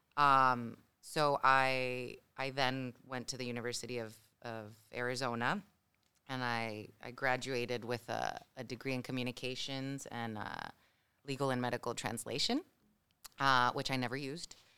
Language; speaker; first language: English; early bilingual, other home language; Spanish